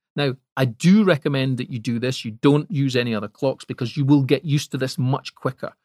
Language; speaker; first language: English; native; English